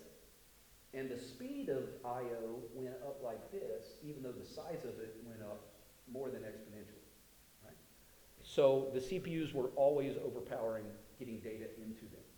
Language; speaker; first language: English; native; English